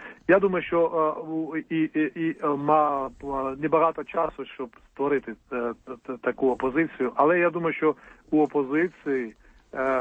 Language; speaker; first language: Ukrainian; non-native, fluent; Georgian